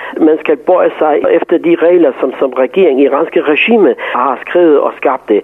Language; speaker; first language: Danish; non-native, fluent; Persian